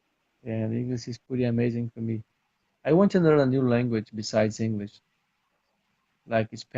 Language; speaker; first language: English; non-native, fluent; Portuguese